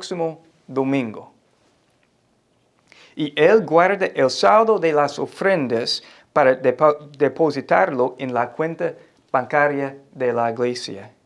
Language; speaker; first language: Spanish; non-native, fluent; English